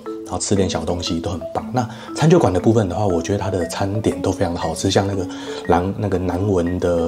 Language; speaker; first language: Chinese; native; Chinese